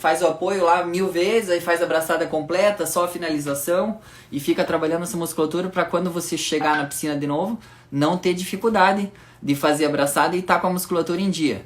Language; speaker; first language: Portuguese; native; Portuguese